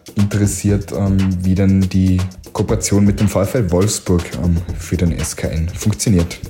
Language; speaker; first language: German; native; German